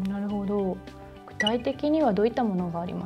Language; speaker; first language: Japanese; native; Japanese